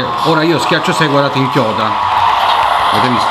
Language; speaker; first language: Italian; native; Italian